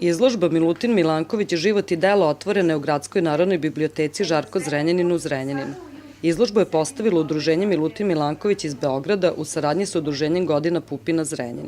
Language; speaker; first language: Serbian; native; Serbian